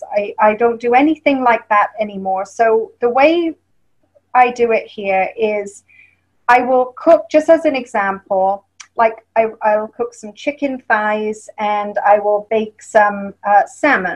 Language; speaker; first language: English; native; English